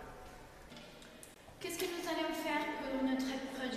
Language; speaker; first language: French; non-native, learner; Spanish